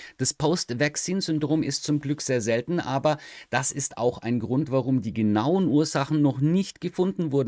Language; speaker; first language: German; native; German